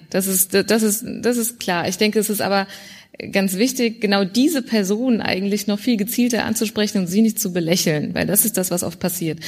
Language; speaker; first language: German; early bilingual, other home language; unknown